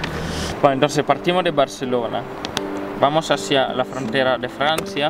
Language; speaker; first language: Spanish; non-native, fluent; Italian